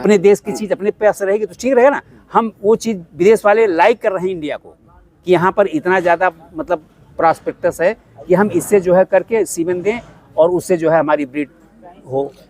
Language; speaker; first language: Hindi; native; Hindi